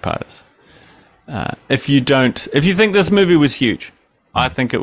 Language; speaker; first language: English; native; English